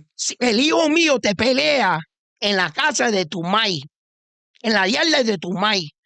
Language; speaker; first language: Spanish; early bilingual, heritage; Spanish